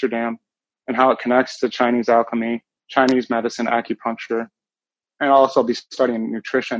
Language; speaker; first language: English; native; English